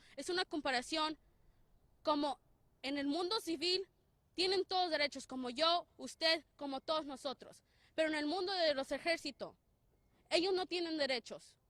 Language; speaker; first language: Spanish; early bilingual, heritage; Spanish